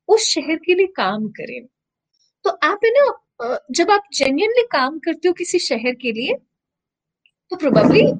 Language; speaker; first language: Hindi; native; Hindi